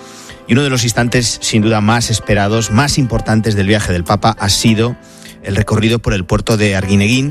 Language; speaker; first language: Spanish; native; Spanish